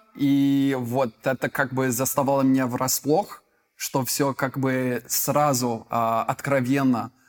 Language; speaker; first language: Russian; non-native, fluent; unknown